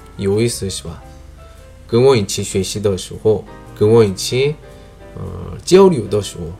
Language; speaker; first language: Chinese; non-native, learner; Korean